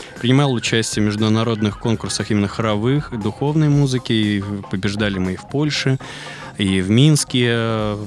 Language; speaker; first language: Russian; native; Russian